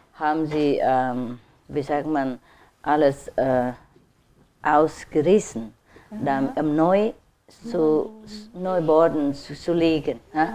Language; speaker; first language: German; non-native, learner; Vietnamese